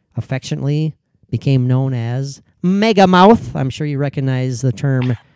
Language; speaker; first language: English; native; English